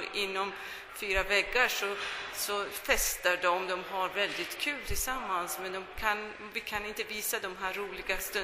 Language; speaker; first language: Swedish; non-native, fluent; Persian